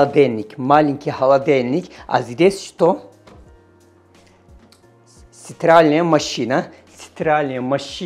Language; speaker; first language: Russian; non-native, learner; Turkish